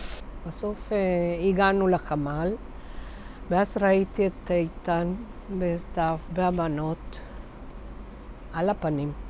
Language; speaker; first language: Hebrew; non-native, fluent; Spanish